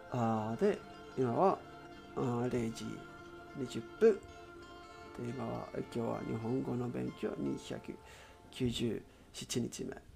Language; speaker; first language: Japanese; non-native, learner; Spanish